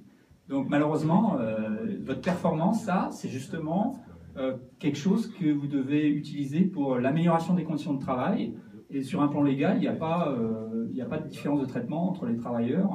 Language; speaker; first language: French; native; French